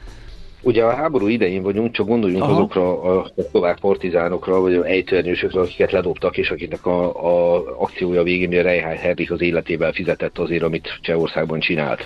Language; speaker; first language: Hungarian; native; Hungarian